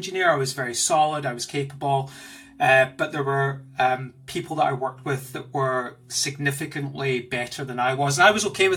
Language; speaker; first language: English; native; English